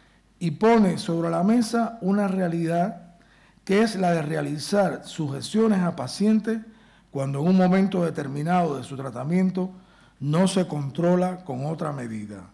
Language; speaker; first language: Spanish; native; Spanish